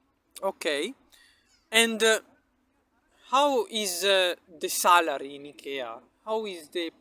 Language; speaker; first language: English; non-native, local second language; Italian